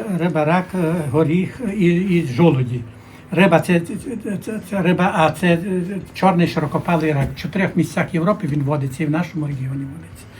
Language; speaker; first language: Ukrainian; native; Ukrainian